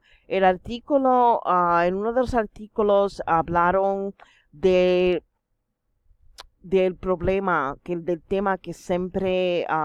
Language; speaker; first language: Spanish; non-native, fluent; English